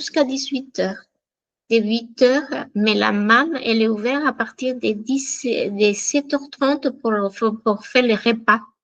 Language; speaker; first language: French; non-native, fluent; Spanish